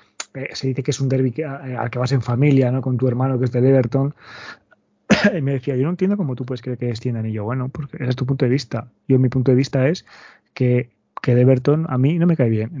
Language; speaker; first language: Spanish; native; Spanish